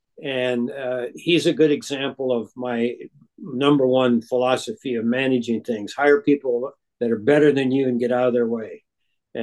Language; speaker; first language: English; native; English